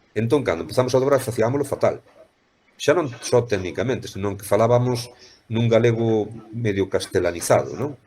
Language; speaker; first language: Galician; native; Galician